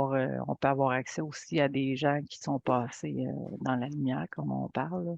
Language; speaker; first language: French; native; French